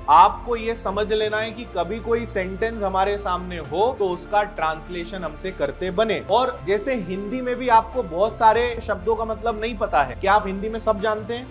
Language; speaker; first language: Hindi; native; Hindi